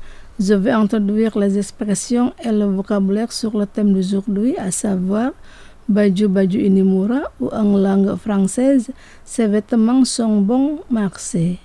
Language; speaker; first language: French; non-native, fluent; Indonesian